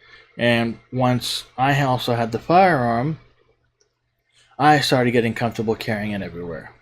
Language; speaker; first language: English; native; English